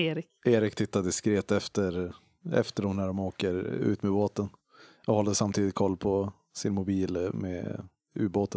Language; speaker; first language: Swedish; native; Swedish